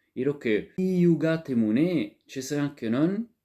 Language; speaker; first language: Korean; non-native, learner; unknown